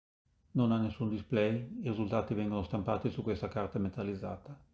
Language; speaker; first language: Italian; native; Italian